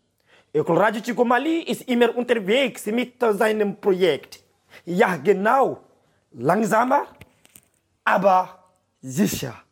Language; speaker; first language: German; non-native, learner; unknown